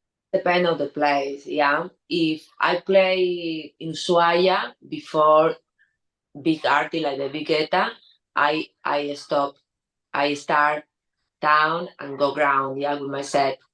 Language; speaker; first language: English; non-native, learner; Spanish